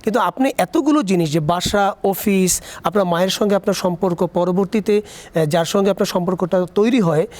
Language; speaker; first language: Bangla; native; Bangla